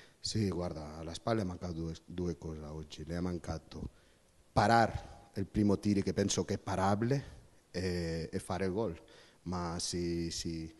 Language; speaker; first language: Italian; non-native, fluent; Spanish